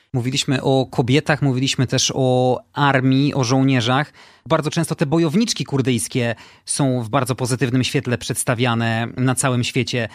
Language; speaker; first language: Polish; native; Polish